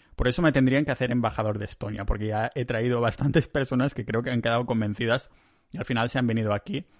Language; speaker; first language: Spanish; native; Spanish